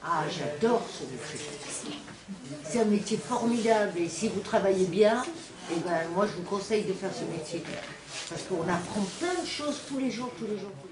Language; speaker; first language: French; native; French